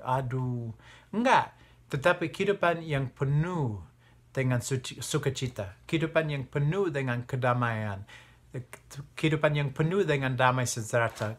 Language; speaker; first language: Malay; non-native, fluent; English